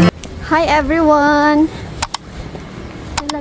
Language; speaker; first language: English; non-native, learner; Filipino